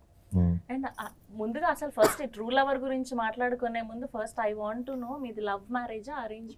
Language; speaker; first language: Telugu; native; Telugu